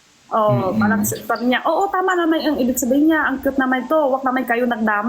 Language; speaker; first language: Filipino; non-native, learner; Chinese